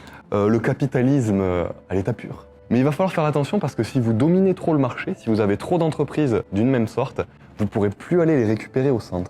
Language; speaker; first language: French; native; French